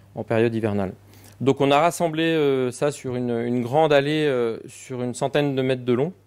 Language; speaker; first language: French; native; French